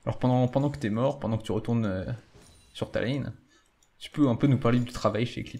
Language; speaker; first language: French; native; French